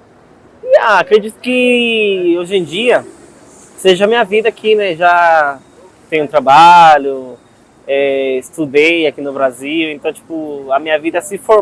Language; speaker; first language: Portuguese; non-native, fluent; Spanish